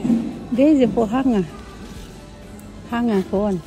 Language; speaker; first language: Dutch; non-native, learner; Indonesian